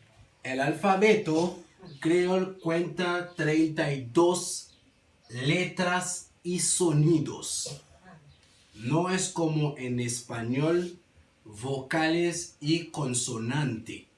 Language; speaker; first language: Spanish; non-native, learner; Haitian Creole